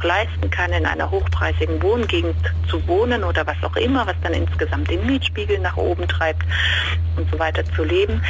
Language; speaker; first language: German; native; German